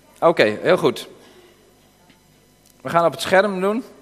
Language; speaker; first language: Dutch; native; Dutch